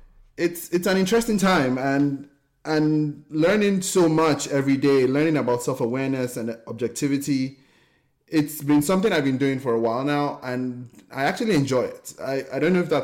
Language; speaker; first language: English; non-native, local second language; Yoruba